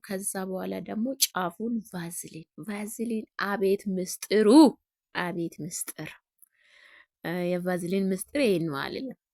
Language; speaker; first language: Amharic; non-native, local second language; Oromo